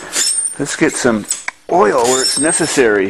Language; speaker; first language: English; native; English